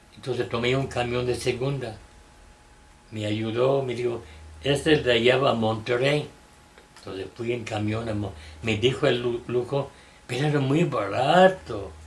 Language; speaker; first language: Spanish; non-native, fluent; English